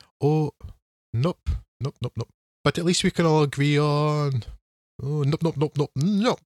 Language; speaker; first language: English; native; English